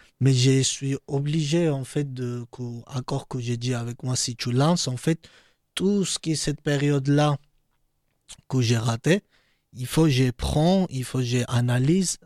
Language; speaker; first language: French; non-native, learner; Georgian